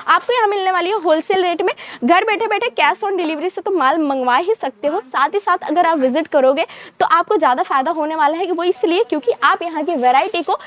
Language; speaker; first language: Hindi; native; Hindi